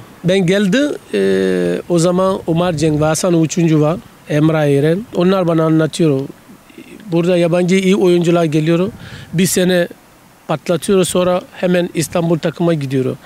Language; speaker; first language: Turkish; non-native, learner; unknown